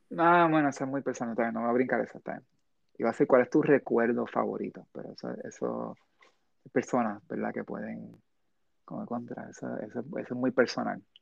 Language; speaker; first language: Spanish; early bilingual, heritage; Spanish